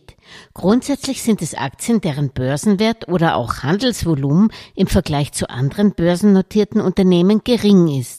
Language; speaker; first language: German; native; German